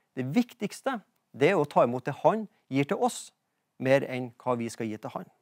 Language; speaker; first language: Norwegian; native; Norwegian